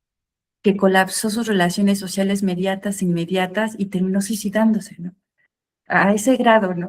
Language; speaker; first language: Spanish; native; Spanish